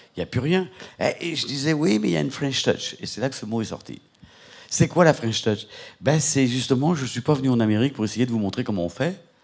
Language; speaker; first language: French; native; French